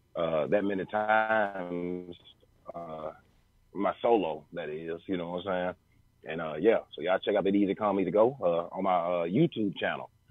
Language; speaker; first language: English; native; English